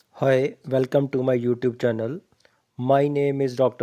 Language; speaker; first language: English; non-native, local second language; Punjabi